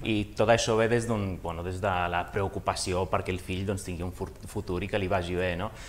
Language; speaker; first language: Catalan; early bilingual, other home language; Romanian